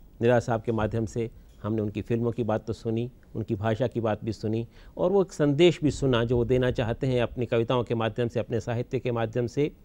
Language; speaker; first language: Hindi; native; Hindi